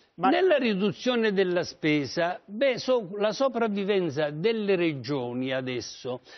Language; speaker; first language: Italian; native; Italian